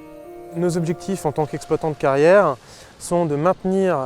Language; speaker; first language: French; native; French